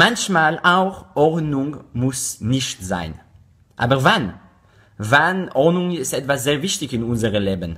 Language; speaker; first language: German; non-native, learner; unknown